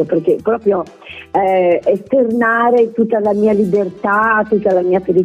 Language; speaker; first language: Italian; native; Italian